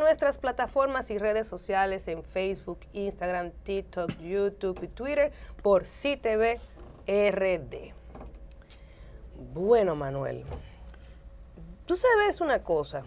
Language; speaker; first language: Spanish; native; Spanish